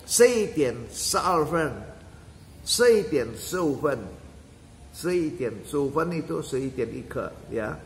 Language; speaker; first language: Chinese; non-native, fluent; Indonesian